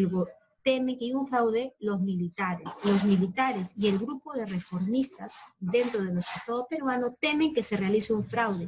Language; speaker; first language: Spanish; native; Spanish